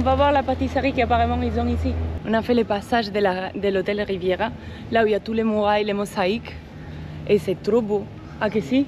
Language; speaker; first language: French; non-native, fluent; Spanish